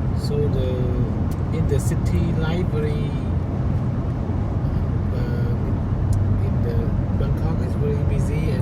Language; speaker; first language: English; non-native, learner; Khmer